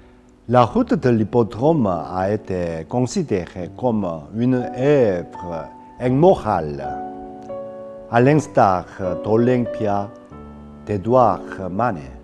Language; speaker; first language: French; non-native, fluent; Korean